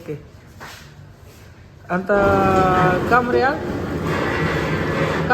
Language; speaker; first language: Arabic; non-native, learner; Urdu